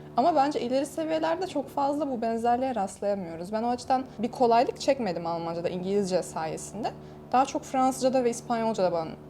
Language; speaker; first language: Turkish; native; Turkish